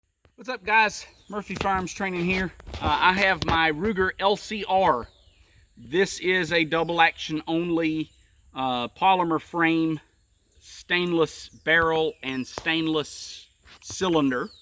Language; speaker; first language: English; native; English